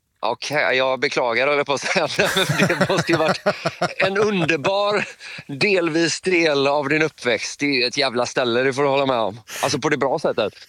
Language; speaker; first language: Swedish; native; Swedish